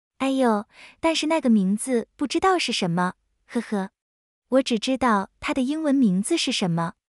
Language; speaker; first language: Chinese; non-native, learner; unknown